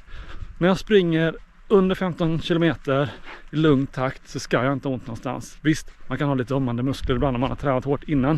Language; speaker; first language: Swedish; native; Swedish